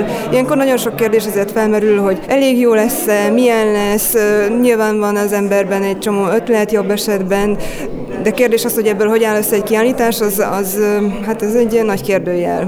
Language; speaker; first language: Hungarian; native; Hungarian